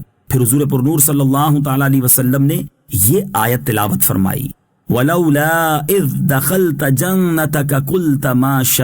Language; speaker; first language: Urdu; native; Urdu